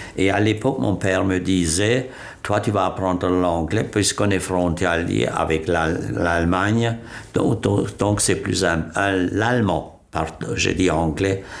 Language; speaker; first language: French; non-native, local second language; Swiss German